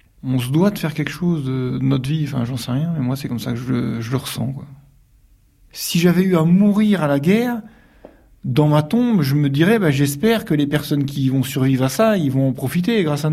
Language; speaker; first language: French; native; French